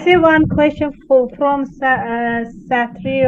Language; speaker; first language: English; non-native, fluent; Azerbaijani